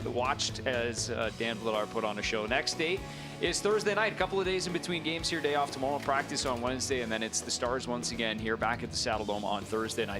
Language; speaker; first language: English; native; English